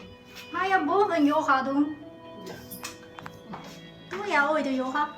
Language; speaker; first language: Dutch; non-native, learner; Chinese